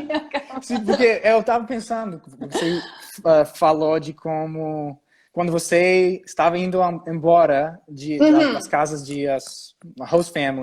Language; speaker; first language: Portuguese; non-native, fluent; English